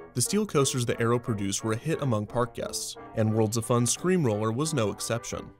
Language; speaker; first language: English; native; English